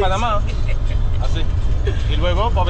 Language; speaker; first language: Spanish; non-native, fluent; French